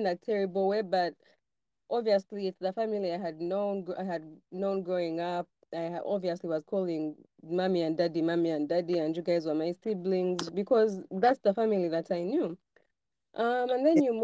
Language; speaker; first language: English; non-native, local second language; Ganda